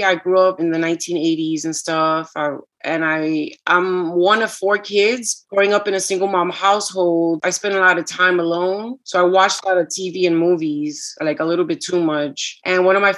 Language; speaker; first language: English; early bilingual, other home language; Spanish